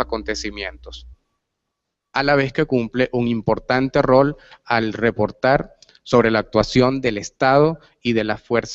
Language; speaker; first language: Spanish; native; Spanish